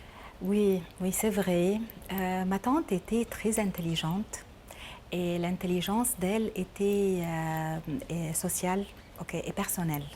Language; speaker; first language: French; non-native, learner; Arabic